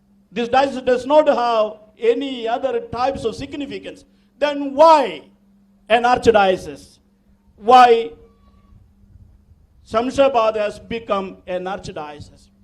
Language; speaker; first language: English; non-native, local second language; Malayalam